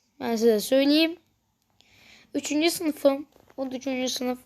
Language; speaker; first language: Turkish; native; Turkish